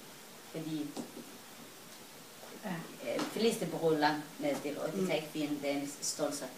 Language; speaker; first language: Danish; non-native, learner; Somali